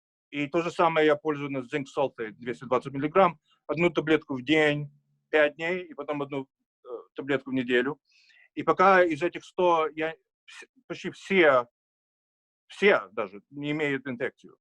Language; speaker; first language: Russian; early bilingual, heritage; Russian